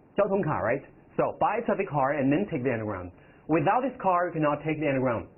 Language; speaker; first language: English; non-native, fluent; Chinese